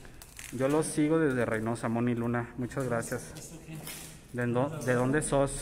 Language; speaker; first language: Spanish; native; Spanish